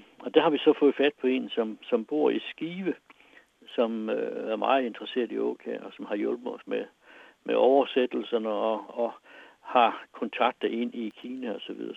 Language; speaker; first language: Danish; native; Danish